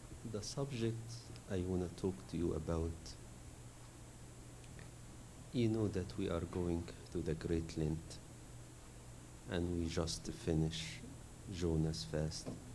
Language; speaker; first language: English; non-native, fluent; Arabic